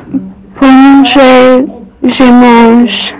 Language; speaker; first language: French; non-native, learner; English